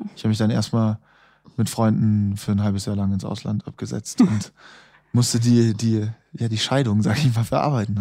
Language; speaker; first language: German; native; German